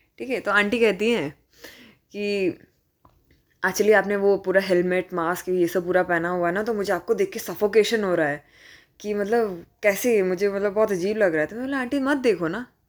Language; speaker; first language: Hindi; native; Hindi